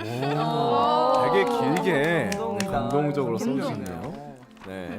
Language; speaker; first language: Korean; native; Korean